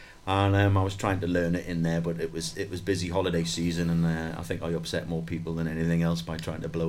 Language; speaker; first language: English; native; English